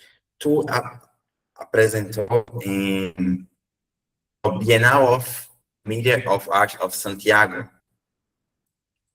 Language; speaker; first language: Spanish; non-native, learner; Portuguese